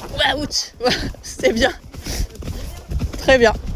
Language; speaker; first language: French; native; French